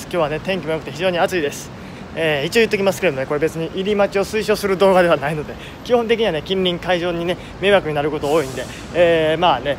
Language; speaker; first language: Japanese; native; Japanese